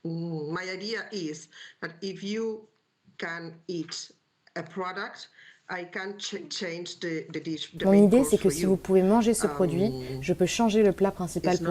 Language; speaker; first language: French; non-native, fluent; Spanish